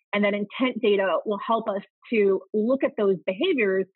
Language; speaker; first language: English; native; English